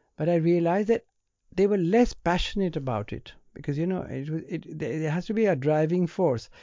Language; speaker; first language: English; non-native, local second language; Punjabi